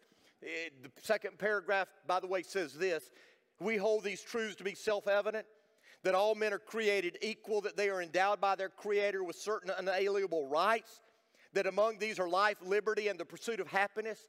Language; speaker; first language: English; native; English